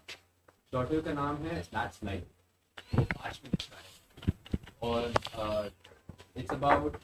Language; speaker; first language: Hindi; non-native, local second language; Marathi